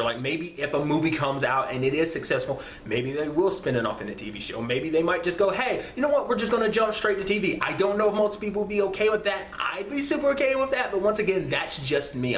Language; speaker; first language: English; native; English